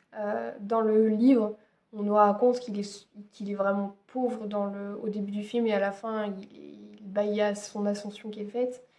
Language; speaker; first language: French; native; French